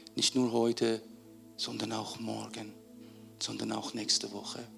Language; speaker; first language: German; non-native, fluent; Persian